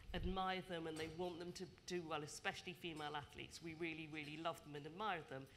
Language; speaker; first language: English; native; English